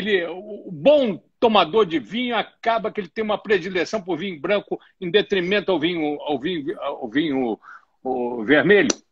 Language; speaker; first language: Portuguese; native; Portuguese